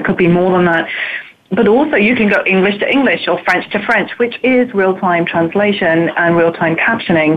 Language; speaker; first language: English; native; English